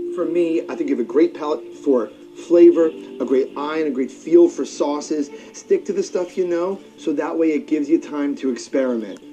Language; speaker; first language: English; native; English